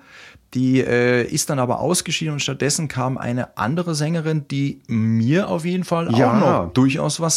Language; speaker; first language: German; native; German